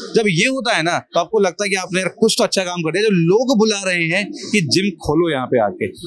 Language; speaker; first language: Hindi; native; Hindi